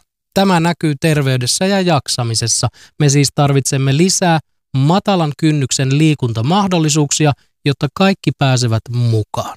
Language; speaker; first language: Finnish; native; Finnish